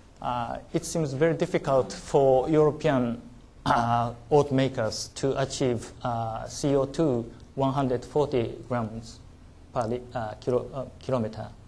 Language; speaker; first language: English; non-native, learner; Japanese